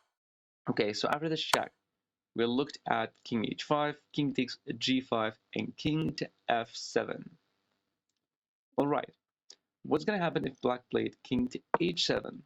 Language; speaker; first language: English; non-native, fluent; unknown